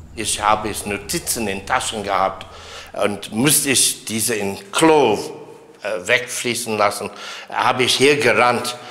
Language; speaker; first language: German; non-native, fluent; English